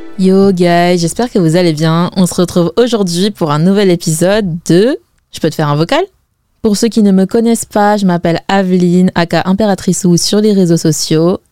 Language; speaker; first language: French; early bilingual, other home language; Wu Chinese